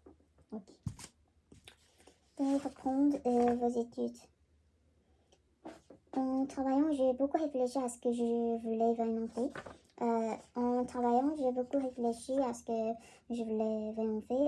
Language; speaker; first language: French; non-native, learner; Korean